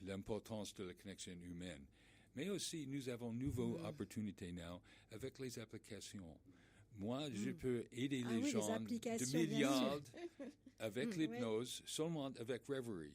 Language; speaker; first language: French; non-native, learner; English